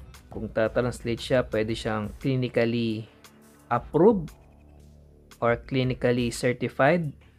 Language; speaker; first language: English; non-native, local second language; Filipino